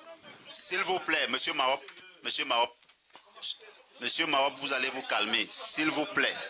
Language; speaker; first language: French; native; French